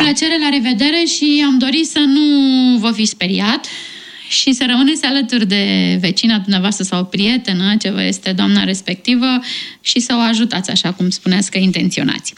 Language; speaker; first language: Romanian; native; Romanian